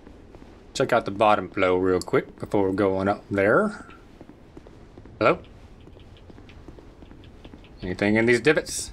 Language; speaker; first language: English; native; English